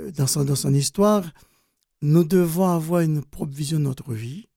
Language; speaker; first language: French; non-native, local second language; Haitian Creole